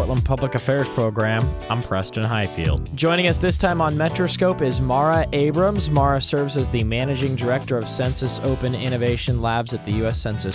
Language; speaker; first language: English; native; English